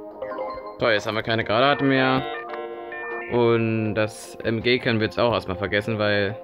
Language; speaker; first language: German; native; German